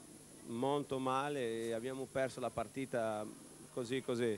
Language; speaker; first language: Italian; non-native, fluent; Portuguese